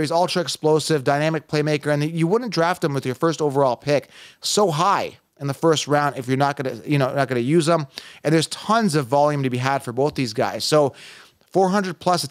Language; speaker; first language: English; native; English